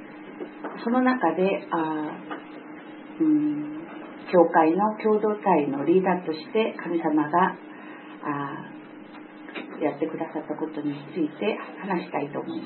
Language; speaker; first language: Japanese; non-native, fluent; Korean